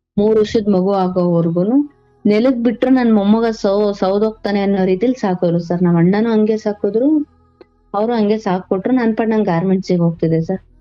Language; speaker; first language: Kannada; native; Kannada